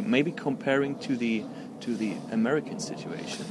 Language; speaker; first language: English; non-native, fluent; German